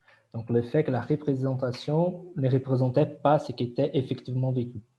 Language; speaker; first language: French; non-native, fluent; Portuguese